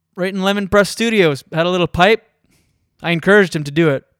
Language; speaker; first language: English; native; English